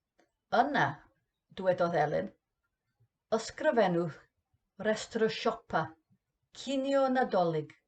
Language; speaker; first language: Welsh; non-native, learner; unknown